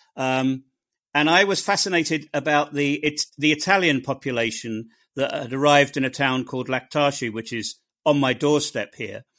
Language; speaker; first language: English; native; English